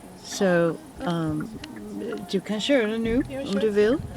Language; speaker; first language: Swedish; non-native, learner; English